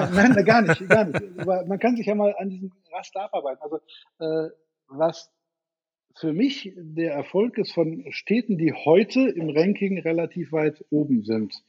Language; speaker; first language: German; native; German